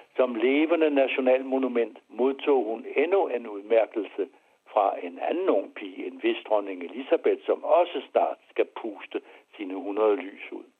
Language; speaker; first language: Danish; early bilingual, other home language; French